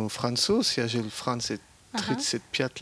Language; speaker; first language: Russian; early bilingual, heritage; French